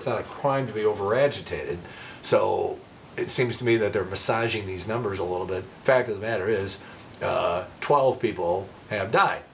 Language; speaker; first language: English; native; English